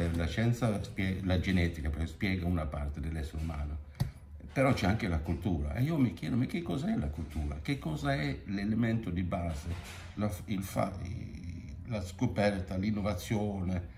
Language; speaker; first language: Italian; non-native, fluent; Swedish